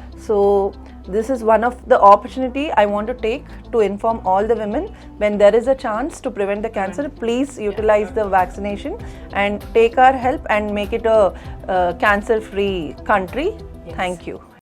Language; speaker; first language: English; non-native, local second language; Telugu